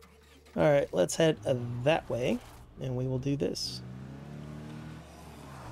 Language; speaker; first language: English; native; English